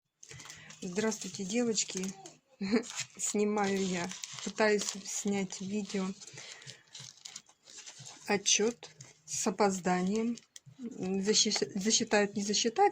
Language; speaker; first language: Russian; native; Russian